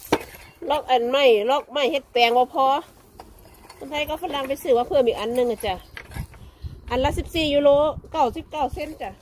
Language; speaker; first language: Thai; non-native, local second language; Lao